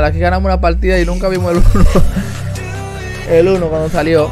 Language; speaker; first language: Spanish; native; Spanish